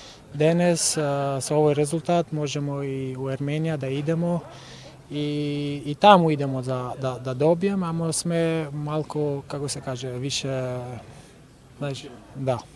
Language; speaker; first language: Macedonian; non-native, local second language; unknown